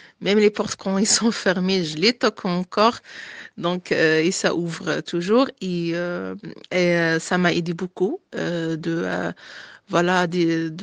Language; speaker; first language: French; non-native, fluent; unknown